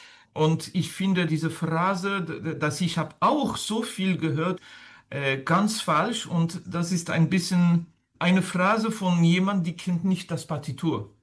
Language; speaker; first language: German; non-native, fluent; French